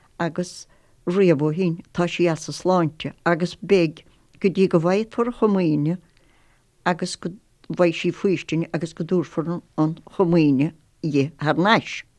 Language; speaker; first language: Irish; native; Irish